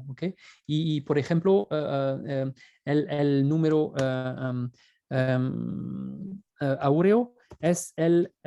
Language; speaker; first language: Spanish; non-native, fluent; French